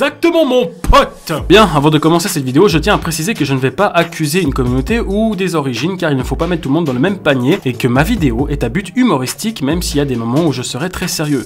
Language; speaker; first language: French; native; French